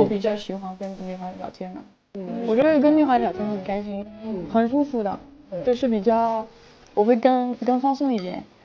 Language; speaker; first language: Chinese; non-native, fluent; French